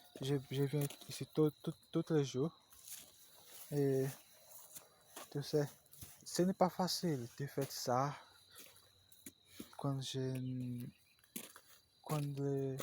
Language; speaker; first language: French; non-native, learner; Portuguese